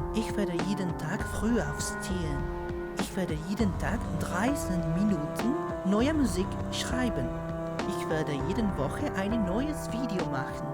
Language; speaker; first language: German; non-native, learner; Spanish